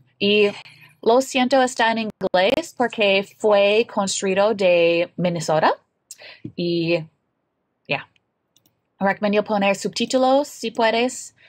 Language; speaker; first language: Spanish; non-native, learner; English